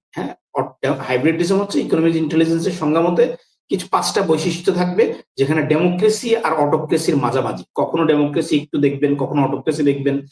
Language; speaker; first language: Bangla; native; Bangla